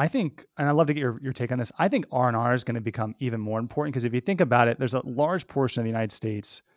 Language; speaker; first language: English; native; English